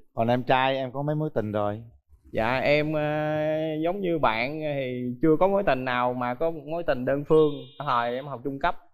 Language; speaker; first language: Vietnamese; native; Vietnamese